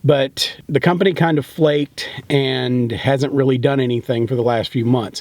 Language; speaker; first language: English; native; English